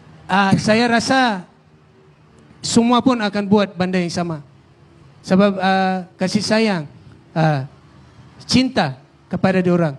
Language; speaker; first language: Indonesian; non-native, fluent; Filipino